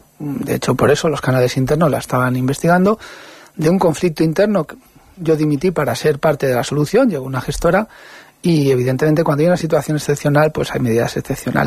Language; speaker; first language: Spanish; native; Spanish